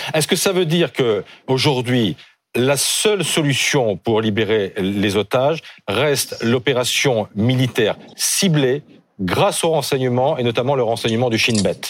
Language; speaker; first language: French; native; French